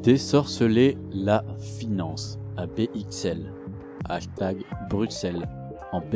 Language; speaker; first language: French; native; French